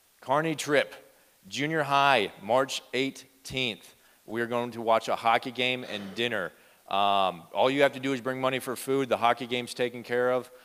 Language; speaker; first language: English; native; English